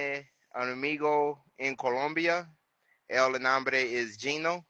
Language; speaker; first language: Spanish; non-native, learner; English